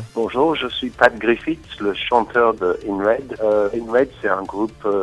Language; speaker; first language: French; non-native, fluent; English